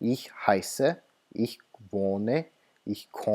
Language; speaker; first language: German; non-native, fluent; English